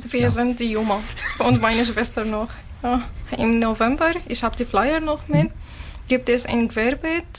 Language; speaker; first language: German; non-native, learner; Arabic